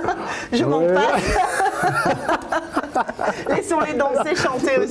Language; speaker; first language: French; non-native, fluent; German